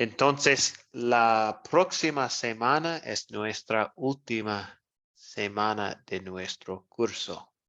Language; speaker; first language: Spanish; non-native, fluent; English